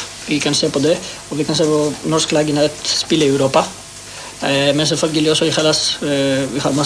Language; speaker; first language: Norwegian; non-native, learner; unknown